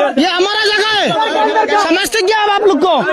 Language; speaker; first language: Hindi; non-native, local second language; Bangla